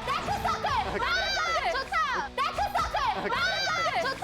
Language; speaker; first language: Korean; non-native, fluent; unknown